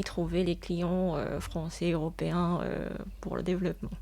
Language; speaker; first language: French; non-native, fluent; Japanese